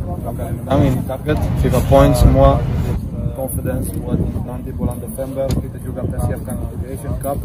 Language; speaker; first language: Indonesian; non-native, fluent; Dutch